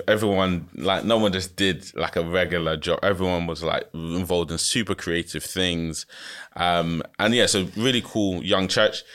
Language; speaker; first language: English; early bilingual, other home language; Yoruba